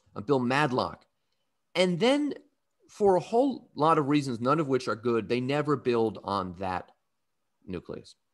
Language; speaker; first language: English; native; English